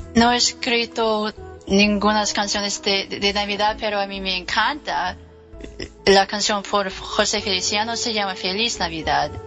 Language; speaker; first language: Spanish; non-native, learner; English